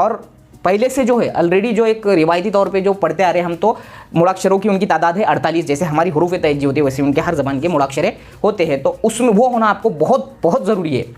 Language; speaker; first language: Hindi; non-native, local second language; Urdu